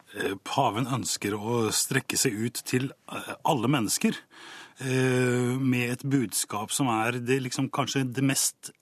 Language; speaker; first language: Norwegian; native; Norwegian